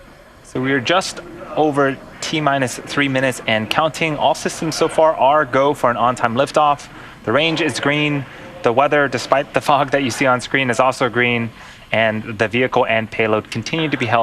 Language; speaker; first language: English; native; English